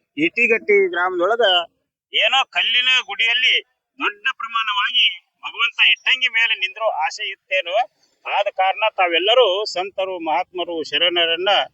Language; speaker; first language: Kannada; native; Kannada